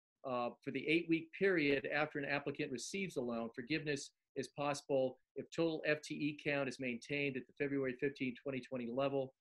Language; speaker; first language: English; native; English